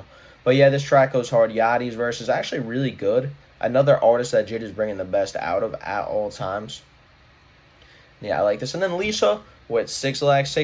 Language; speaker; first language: English; native; English